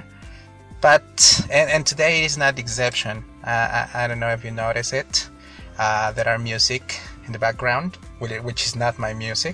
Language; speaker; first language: English; non-native, fluent; Spanish